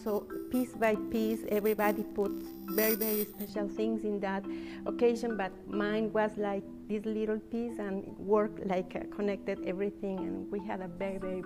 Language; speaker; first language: English; non-native, fluent; Spanish